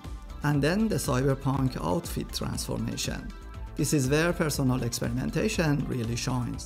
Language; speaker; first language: English; non-native, fluent; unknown